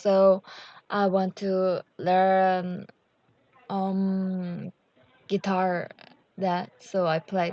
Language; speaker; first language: English; non-native, learner; Korean